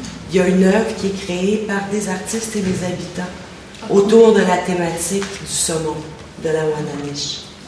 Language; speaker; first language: French; native; French